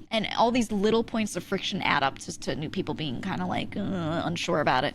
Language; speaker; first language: English; native; English